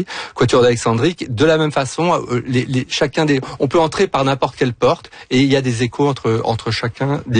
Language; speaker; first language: French; native; French